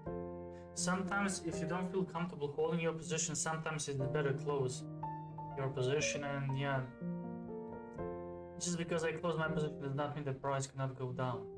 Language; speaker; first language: English; non-native, fluent; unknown